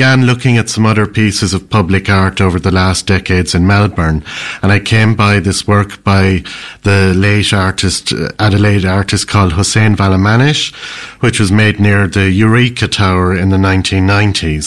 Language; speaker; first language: English; native; English